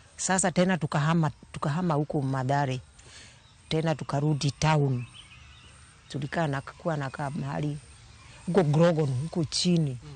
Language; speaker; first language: Swahili; non-native, local second language; Luo (Kenya and Tanzania)